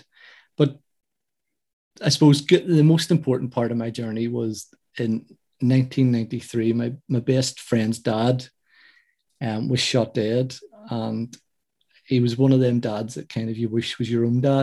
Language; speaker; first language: English; native; English